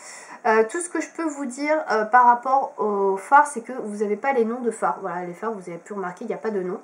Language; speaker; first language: French; native; French